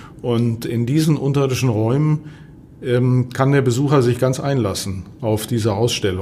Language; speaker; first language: German; native; German